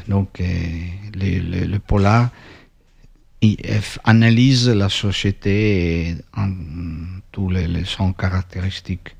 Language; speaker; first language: French; non-native, fluent; Italian